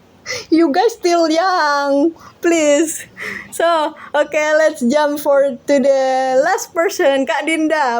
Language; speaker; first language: English; non-native, learner; Indonesian